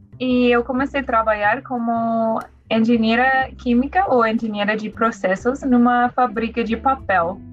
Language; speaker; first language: Portuguese; non-native, learner; English